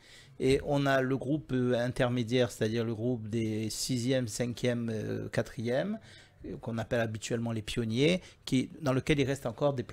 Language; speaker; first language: French; native; French